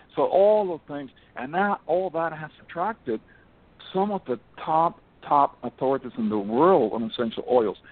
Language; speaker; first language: English; early bilingual, other home language; Spanish